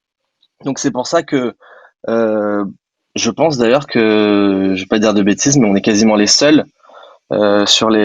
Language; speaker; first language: French; native; French